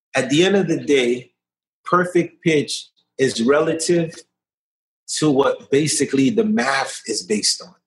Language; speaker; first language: English; early bilingual, other home language; Haitian Creole